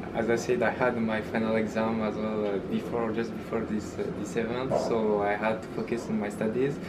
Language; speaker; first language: English; early bilingual, other home language; Malagasy